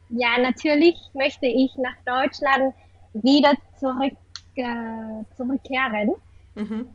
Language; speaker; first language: German; non-native, learner; Vietnamese